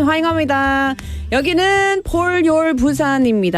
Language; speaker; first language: Korean; non-native, learner; English